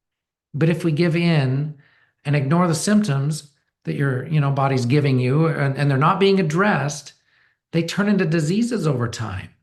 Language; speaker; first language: English; native; English